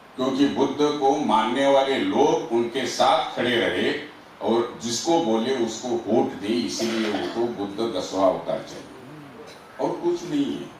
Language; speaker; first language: Hindi; non-native, local second language; Marathi